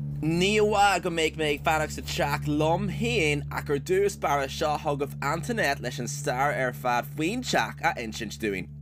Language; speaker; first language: Irish; non-native, local second language; English